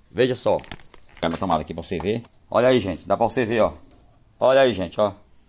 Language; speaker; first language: Portuguese; native; Portuguese